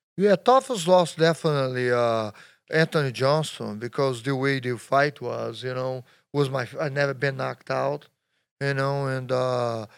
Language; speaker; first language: English; non-native, learner; Portuguese